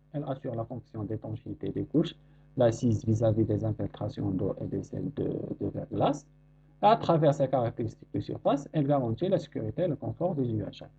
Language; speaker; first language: French; non-native, local second language; Arabic